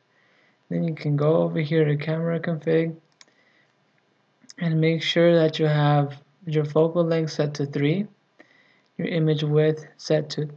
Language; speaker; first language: English; native; English